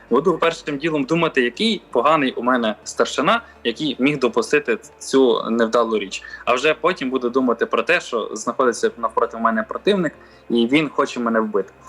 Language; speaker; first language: Ukrainian; native; Ukrainian